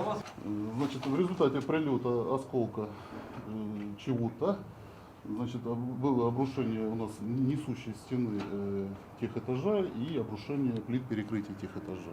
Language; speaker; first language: Russian; native; Russian